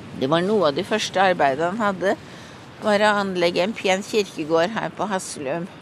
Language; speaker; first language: Norwegian; native; Norwegian